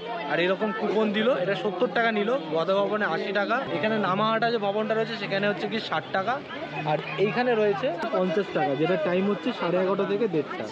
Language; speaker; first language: Bangla; native; Bangla